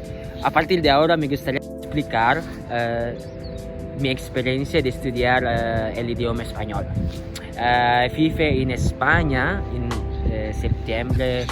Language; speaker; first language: Spanish; non-native, learner; Indonesian